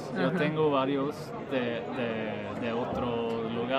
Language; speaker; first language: Spanish; non-native, fluent; Swedish